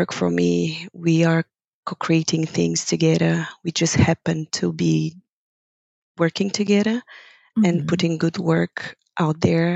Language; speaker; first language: English; non-native, fluent; Bulgarian